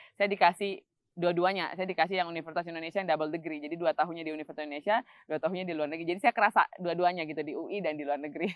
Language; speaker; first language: Indonesian; native; Indonesian